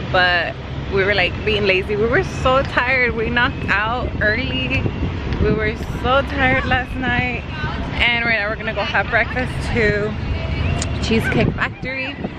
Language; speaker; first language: English; early bilingual, other home language; Spanish